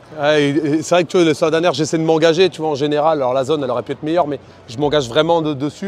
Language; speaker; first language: French; native; French